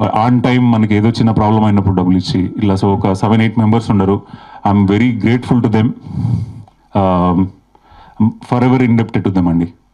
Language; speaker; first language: Telugu; native; Telugu